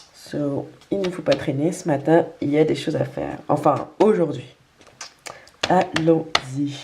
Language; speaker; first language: French; native; French